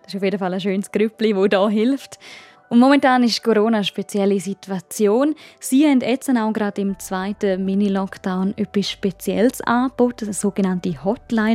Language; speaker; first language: German; native; German